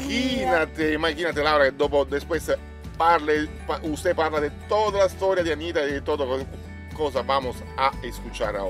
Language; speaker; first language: Spanish; non-native, learner; Italian